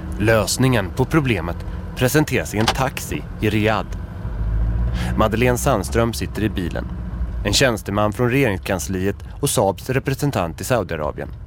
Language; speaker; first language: Swedish; native; Swedish